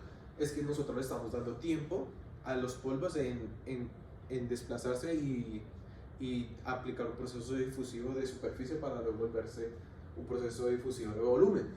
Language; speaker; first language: Spanish; native; Spanish